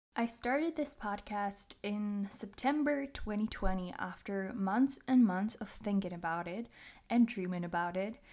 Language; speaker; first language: English; non-native, fluent; Czech